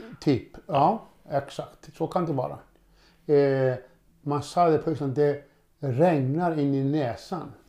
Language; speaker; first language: Swedish; non-native, fluent; Icelandic